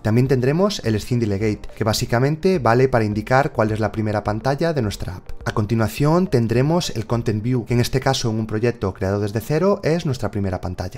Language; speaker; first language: Spanish; native; Spanish